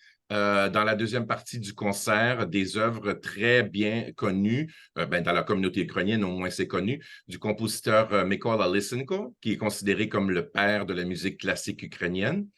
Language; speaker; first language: French; early bilingual, other home language; Ukrainian